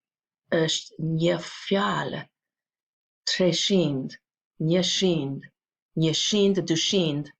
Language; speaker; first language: Albanian; non-native, learner; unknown